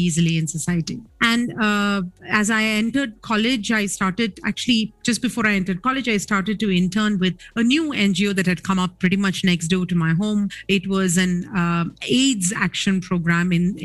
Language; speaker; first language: English; non-native, local second language; Tamil